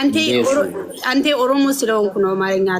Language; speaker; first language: Amharic; non-native, local second language; Oromo